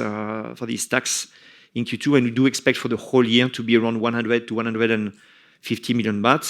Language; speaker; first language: English; non-native, fluent; French